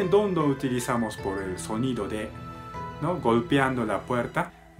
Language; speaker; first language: Spanish; non-native, learner; Japanese